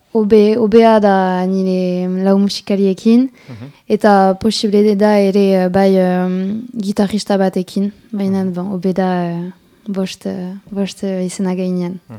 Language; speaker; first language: Basque; non-native, local second language; French